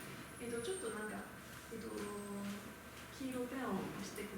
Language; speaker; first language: Japanese; non-native, learner; French